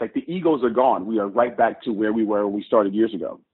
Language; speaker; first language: English; native; English